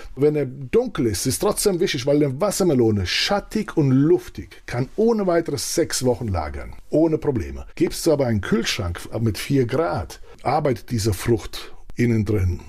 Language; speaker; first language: German; early bilingual, other home language; Italian